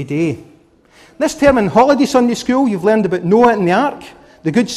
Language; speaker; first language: English; native; English